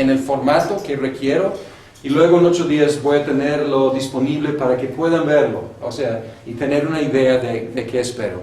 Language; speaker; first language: Spanish; non-native, fluent; English